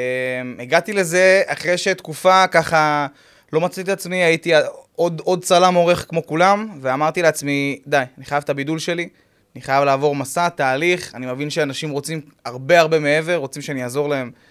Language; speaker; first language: Hebrew; native; Hebrew